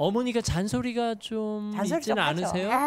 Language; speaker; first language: Korean; native; Korean